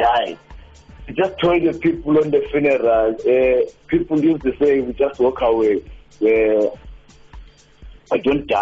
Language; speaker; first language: English; non-native, local second language; Xhosa